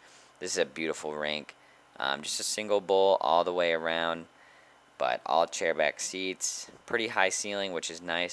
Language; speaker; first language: English; native; English